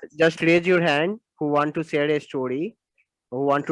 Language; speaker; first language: English; non-native, local second language; Hindi